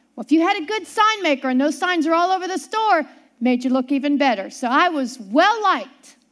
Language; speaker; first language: English; native; English